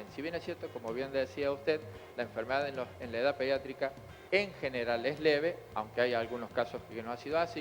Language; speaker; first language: Spanish; native; Spanish